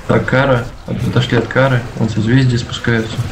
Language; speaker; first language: Russian; native; Russian